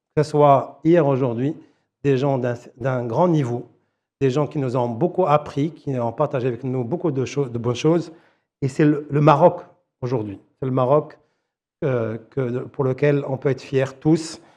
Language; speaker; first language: French; non-native, local second language; Arabic